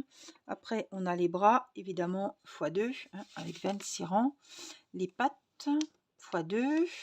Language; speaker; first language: French; native; French